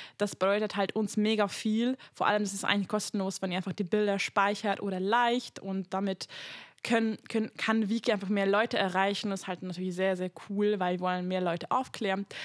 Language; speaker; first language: German; non-native, fluent; Hungarian